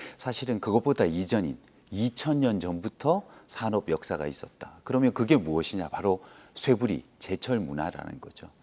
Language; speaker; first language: Korean; native; Korean